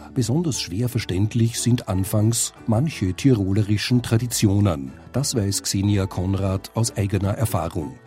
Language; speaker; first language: German; native; German